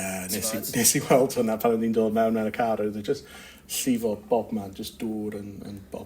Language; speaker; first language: Welsh; non-native, local second language; English